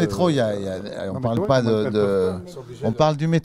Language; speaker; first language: French; native; French